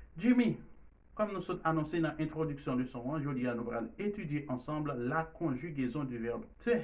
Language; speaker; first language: French; non-native, learner; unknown